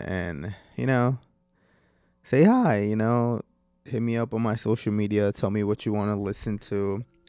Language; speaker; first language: English; non-native, fluent; Spanish